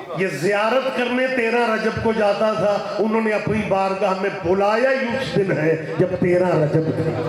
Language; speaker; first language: Urdu; non-native, local second language; Punjabi